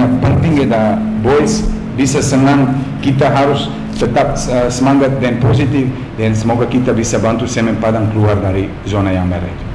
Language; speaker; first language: Indonesian; non-native, fluent; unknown